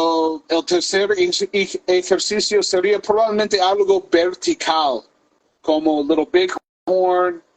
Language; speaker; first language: Spanish; non-native, fluent; English